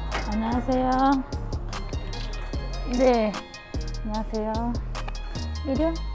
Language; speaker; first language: Korean; non-native, fluent; Chinese